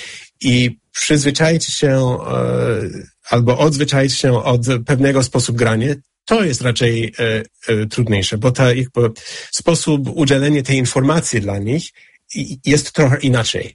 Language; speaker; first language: Polish; non-native, fluent; English